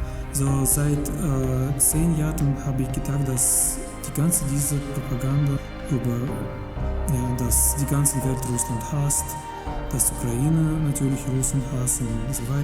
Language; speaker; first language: German; non-native, fluent; Russian